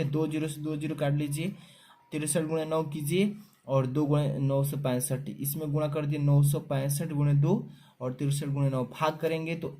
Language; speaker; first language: Hindi; native; Hindi